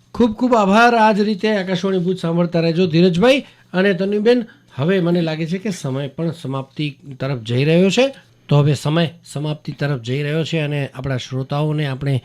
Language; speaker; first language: Gujarati; native; Gujarati